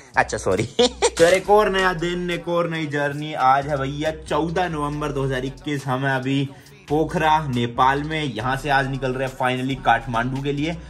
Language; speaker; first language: Hindi; native; Hindi